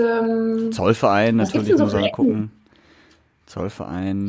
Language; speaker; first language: German; native; German